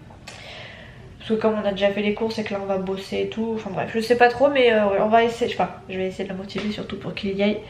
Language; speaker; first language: French; native; French